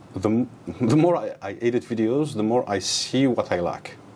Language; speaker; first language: English; non-native, fluent; Arabic